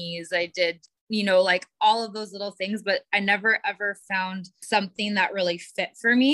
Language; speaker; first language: English; native; English